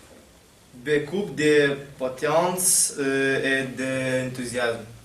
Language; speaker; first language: French; non-native, learner; Lithuanian